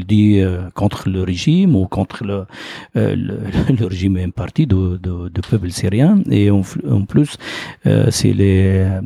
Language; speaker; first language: French; non-native, fluent; Arabic